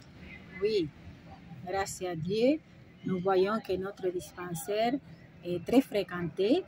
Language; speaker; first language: French; non-native, fluent; Spanish